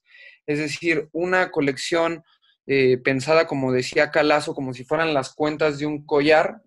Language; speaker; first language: Spanish; native; Spanish